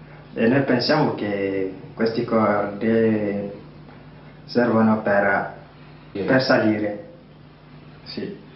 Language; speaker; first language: Italian; non-native, learner; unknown